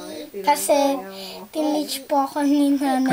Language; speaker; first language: Filipino; early bilingual, heritage; Filipino